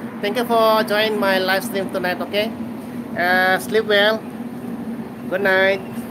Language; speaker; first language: English; non-native, local second language; Malay